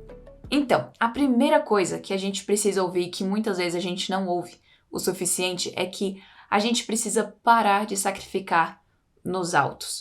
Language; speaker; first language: Portuguese; native; Portuguese